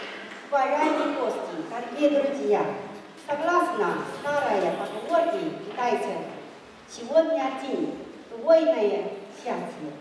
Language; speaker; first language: Russian; non-native, fluent; Chinese